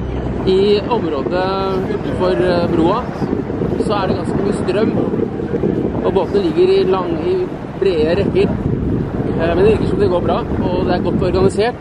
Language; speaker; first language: Norwegian; native; Norwegian